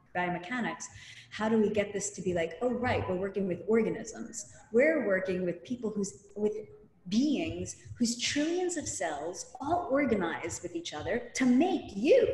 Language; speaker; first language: English; native; English